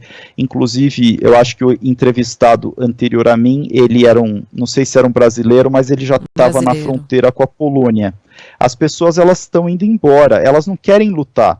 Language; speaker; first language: Portuguese; native; Portuguese